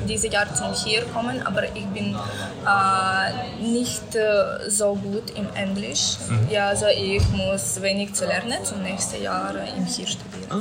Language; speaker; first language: German; non-native, learner; Ukrainian